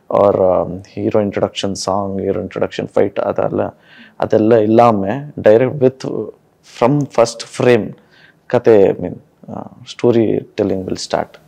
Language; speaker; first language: Tamil; non-native, learner; Kannada